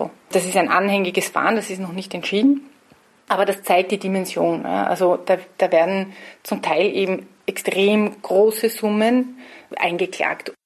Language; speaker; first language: German; native; German